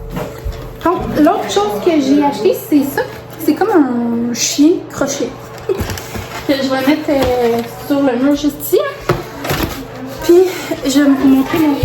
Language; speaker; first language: French; native; French